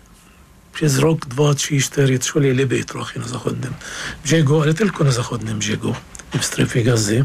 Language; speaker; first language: Polish; non-native, fluent; Arabic